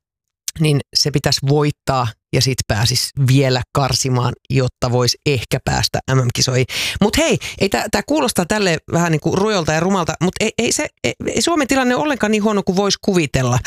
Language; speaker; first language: Finnish; native; Finnish